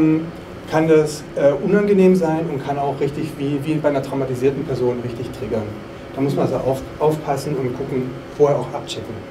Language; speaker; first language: German; native; German